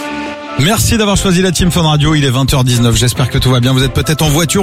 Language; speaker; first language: French; native; French